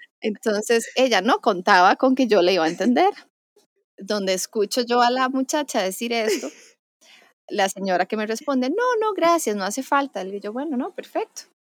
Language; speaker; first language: Spanish; native; Spanish